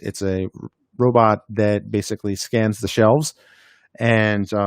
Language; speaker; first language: English; native; English